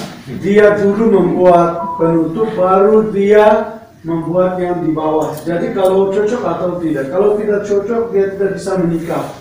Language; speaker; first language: Indonesian; non-native, fluent; Turkish